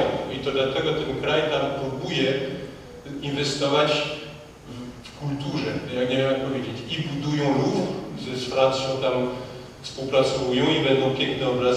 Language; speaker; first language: Polish; early bilingual, heritage; French